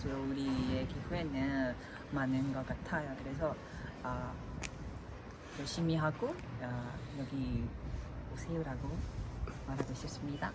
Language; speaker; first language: Korean; non-native, fluent; Burmese